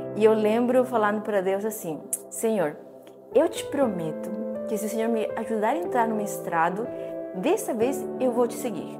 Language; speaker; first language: Portuguese; non-native, fluent; Spanish